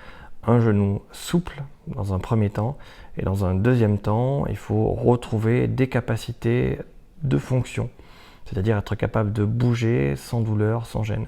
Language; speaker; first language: French; native; French